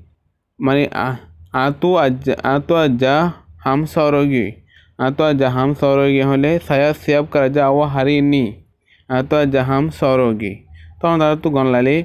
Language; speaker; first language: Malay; non-native, learner; Rohingya